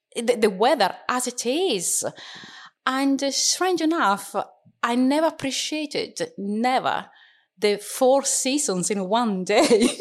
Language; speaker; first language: English; non-native, fluent; Italian